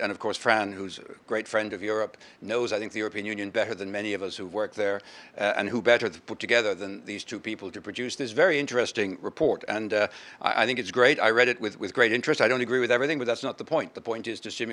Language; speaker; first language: English; native; English